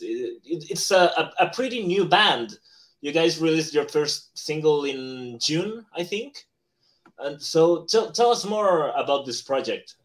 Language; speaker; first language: English; non-native, fluent; Spanish